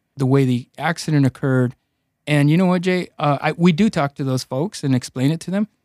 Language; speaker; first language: English; early bilingual, other home language; Spanish